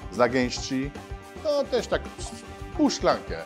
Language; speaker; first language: Polish; non-native, fluent; French